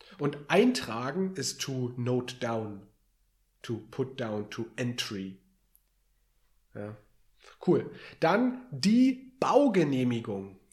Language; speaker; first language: German; native; German